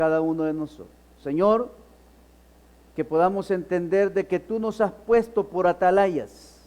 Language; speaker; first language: Spanish; native; Spanish